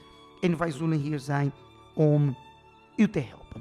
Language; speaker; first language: Dutch; non-native, fluent; Portuguese